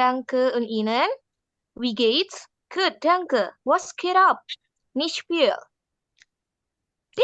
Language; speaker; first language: German; non-native, learner; Indonesian